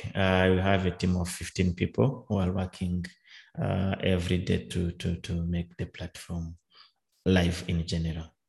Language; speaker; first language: English; non-native, local second language; Kinyarwanda